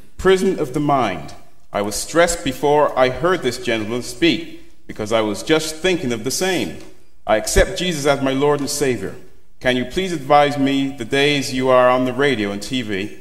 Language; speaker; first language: English; native; English